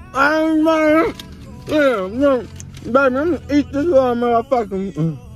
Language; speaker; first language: English; native; English